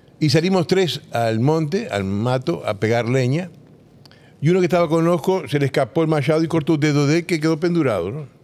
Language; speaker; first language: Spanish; native; Spanish